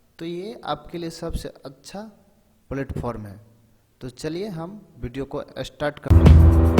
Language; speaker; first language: Hindi; native; Hindi